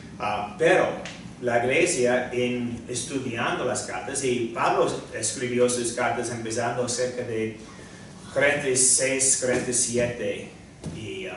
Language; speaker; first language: Spanish; non-native, fluent; English